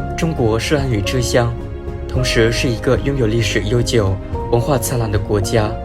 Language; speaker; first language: Chinese; non-native, fluent; Vietnamese